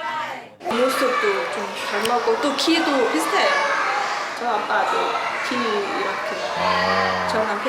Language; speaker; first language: Korean; non-native, learner; Thai